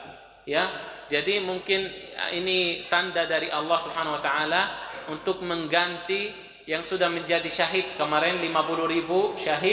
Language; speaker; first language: Indonesian; non-native, fluent; Arabic